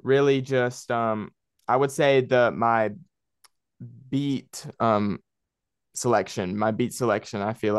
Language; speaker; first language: English; native; English